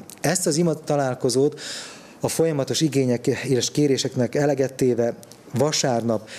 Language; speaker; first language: Hungarian; native; Hungarian